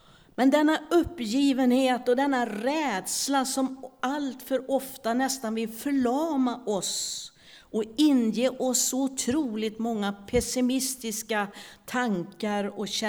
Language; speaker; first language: Swedish; native; Swedish